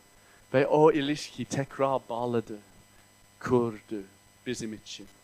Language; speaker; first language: Turkish; non-native, fluent; English